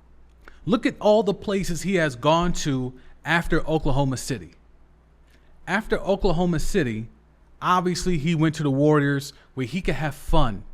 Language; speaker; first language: English; native; English